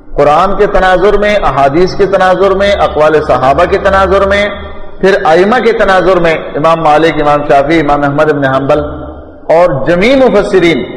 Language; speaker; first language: Urdu; non-native, local second language; Pashto